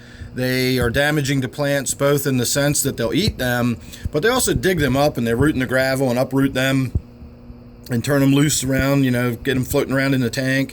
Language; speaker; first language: English; native; English